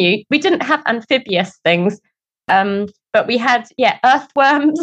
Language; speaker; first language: English; native; English